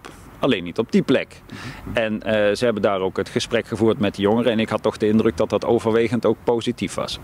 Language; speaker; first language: Dutch; native; Dutch